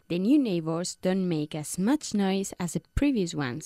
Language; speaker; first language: English; non-native, fluent; Spanish